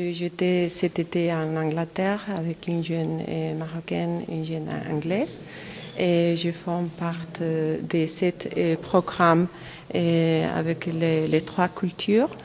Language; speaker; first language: French; non-native, fluent; Spanish